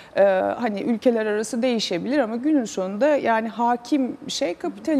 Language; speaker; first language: Turkish; native; Turkish